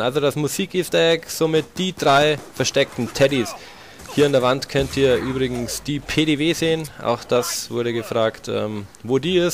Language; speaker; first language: German; native; German